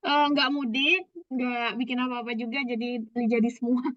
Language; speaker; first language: Indonesian; native; Indonesian